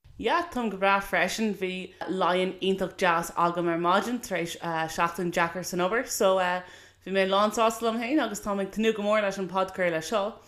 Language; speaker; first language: Irish; non-native, local second language; English